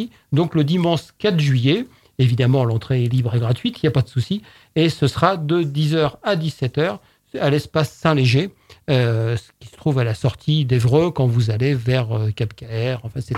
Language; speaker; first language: French; native; French